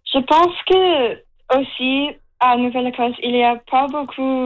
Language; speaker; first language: French; non-native, fluent; Russian